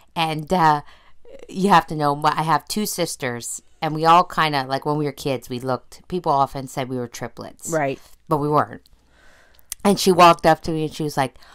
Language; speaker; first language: English; native; English